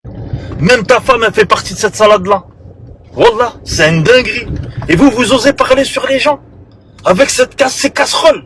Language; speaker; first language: French; native; French